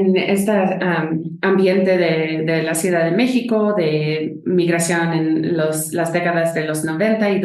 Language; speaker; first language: Spanish; non-native, fluent; English